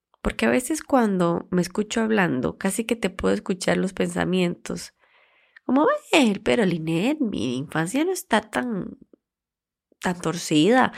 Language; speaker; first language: Spanish; native; Spanish